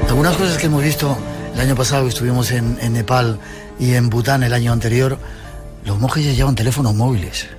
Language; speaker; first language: Spanish; native; Spanish